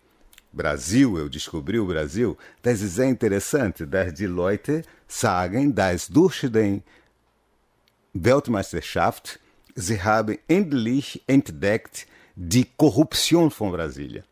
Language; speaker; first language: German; non-native, fluent; Portuguese